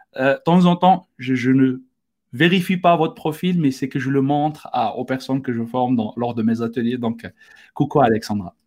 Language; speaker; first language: French; non-native, local second language; Arabic